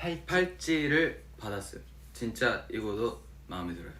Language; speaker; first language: Korean; non-native, fluent; Japanese